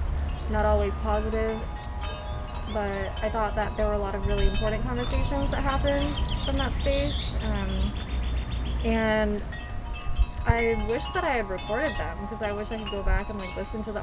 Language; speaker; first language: English; native; English